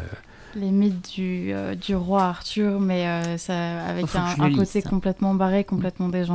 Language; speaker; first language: French; native; French